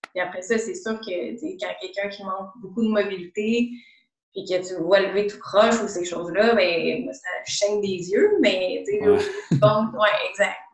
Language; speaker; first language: French; native; French